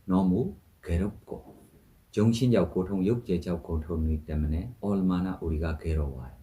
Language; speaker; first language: Korean; non-native, fluent; Burmese